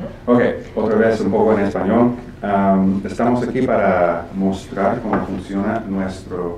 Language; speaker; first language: Spanish; non-native, fluent; English